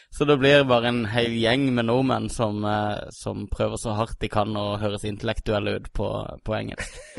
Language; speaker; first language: Norwegian; native; Norwegian